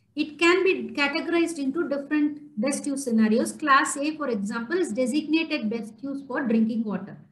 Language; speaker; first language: English; non-native, local second language; Tamil